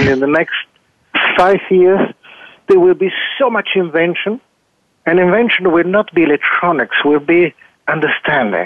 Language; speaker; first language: English; non-native, fluent; Italian